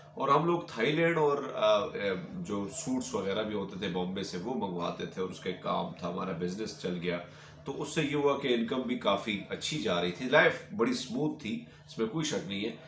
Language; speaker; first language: Urdu; non-native, local second language; Pashto